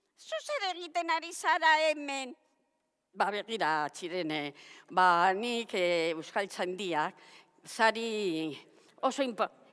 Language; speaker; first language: Basque; non-native, local second language; Spanish